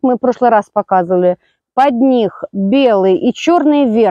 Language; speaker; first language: Russian; native; Russian